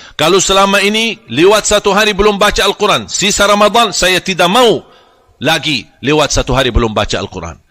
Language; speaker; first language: Malay; non-native, fluent; Arabic